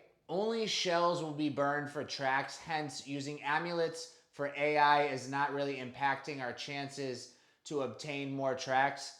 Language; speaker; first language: English; native; English